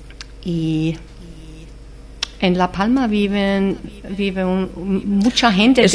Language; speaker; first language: Spanish; non-native, fluent; German